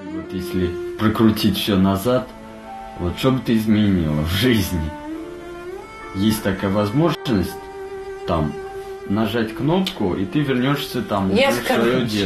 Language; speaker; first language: Russian; early bilingual, heritage; Russian